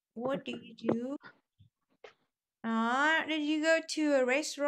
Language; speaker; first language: English; non-native, fluent; Vietnamese